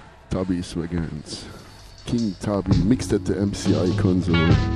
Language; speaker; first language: English; non-native, fluent; German